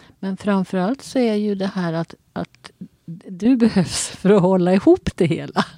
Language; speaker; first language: Swedish; native; Swedish